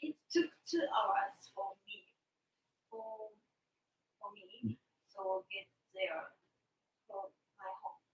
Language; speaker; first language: English; non-native, learner; Japanese